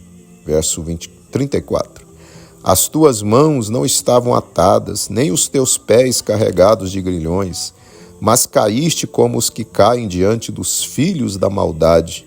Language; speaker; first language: Portuguese; native; Portuguese